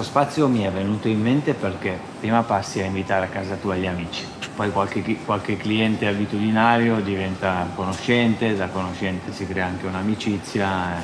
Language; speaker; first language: Italian; native; Italian